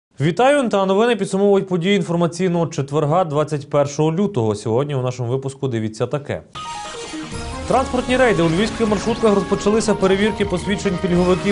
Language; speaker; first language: Ukrainian; native; Ukrainian